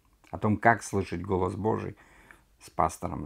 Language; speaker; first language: Russian; native; Russian